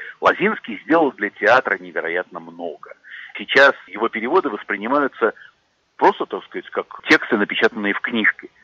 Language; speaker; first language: Russian; native; Russian